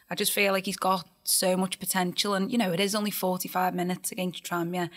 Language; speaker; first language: English; native; English